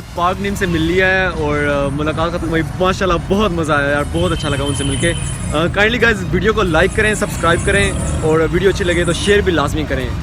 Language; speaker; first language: Urdu; native; Urdu